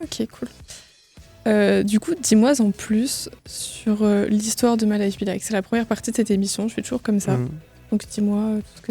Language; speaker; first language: French; native; French